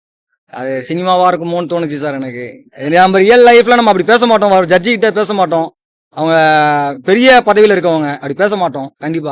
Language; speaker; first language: Tamil; native; Tamil